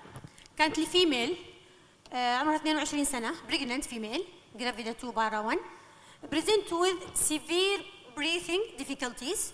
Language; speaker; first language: Arabic; native; Arabic